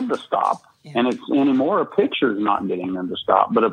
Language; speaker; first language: English; native; English